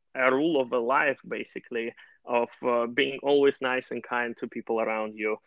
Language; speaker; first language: English; non-native, fluent; Russian